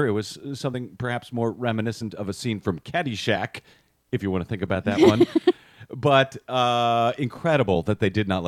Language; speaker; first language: English; native; English